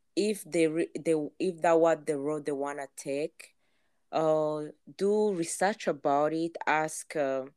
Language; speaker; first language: English; non-native, local second language; Kinyarwanda